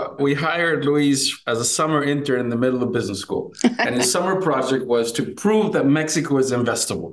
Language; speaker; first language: English; non-native, fluent; Spanish